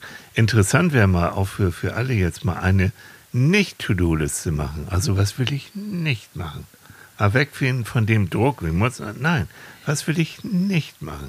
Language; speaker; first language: German; native; German